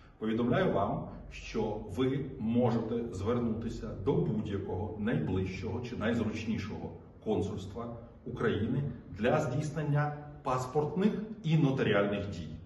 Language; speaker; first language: Ukrainian; native; Ukrainian